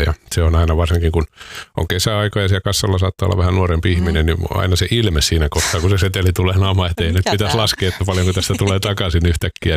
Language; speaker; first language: Finnish; native; Finnish